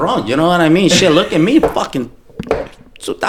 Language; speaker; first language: English; non-native, fluent; Spanish